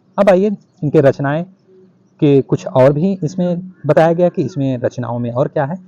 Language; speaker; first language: Hindi; native; Hindi